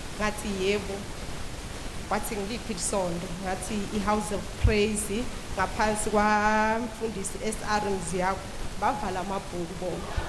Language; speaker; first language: Zulu; non-native, local second language; Swati